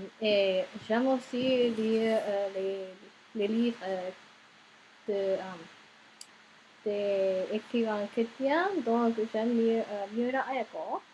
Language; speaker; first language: French; non-native, learner; English